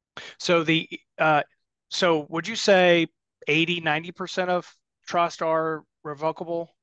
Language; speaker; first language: English; native; English